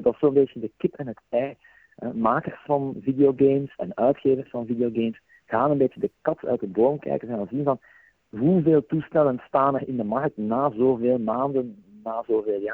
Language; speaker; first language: Dutch; native; Dutch